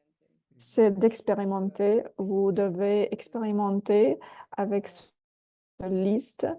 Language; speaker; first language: French; non-native, fluent; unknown